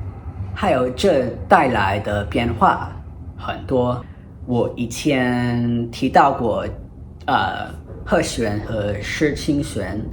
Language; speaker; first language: Chinese; non-native, fluent; English